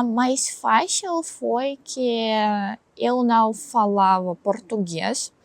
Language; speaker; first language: Portuguese; non-native, learner; Russian